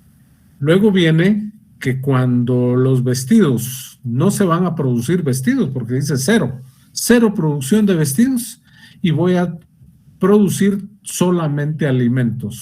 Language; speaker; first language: Spanish; native; Spanish